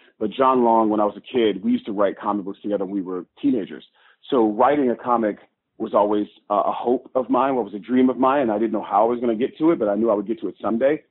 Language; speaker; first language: English; native; English